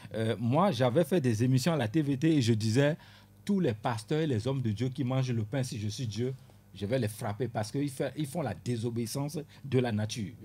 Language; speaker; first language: French; non-native, local second language; Ewe